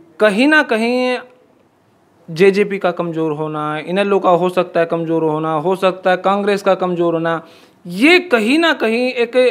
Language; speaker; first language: Hindi; native; Hindi